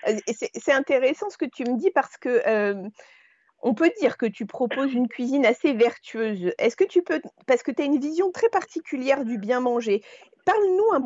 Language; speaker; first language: French; native; French